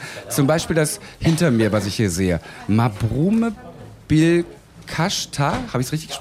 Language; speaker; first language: German; native; German